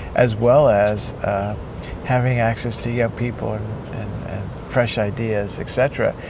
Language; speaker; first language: English; early bilingual, other home language; Spanish